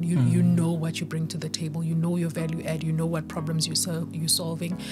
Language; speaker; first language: English; non-native, local second language; Zulu